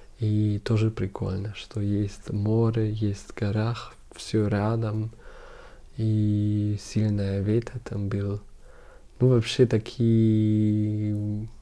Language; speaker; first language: Russian; non-native, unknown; German